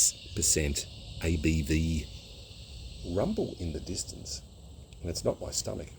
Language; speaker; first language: English; native; English